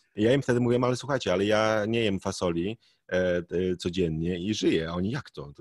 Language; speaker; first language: Polish; native; Polish